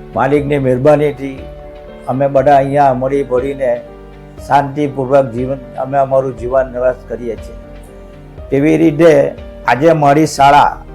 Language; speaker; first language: Gujarati; native; Gujarati